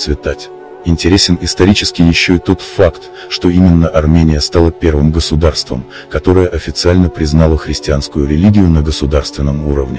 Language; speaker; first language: Russian; native; Russian